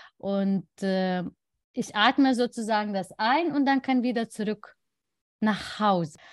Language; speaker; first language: German; non-native, fluent; Lithuanian